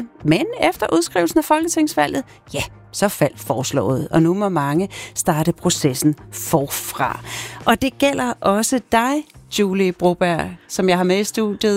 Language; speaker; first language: Danish; native; Danish